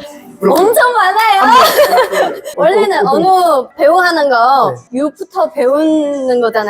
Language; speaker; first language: Korean; non-native, fluent; Chinese